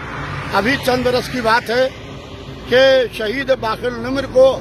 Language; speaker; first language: Urdu; native; Urdu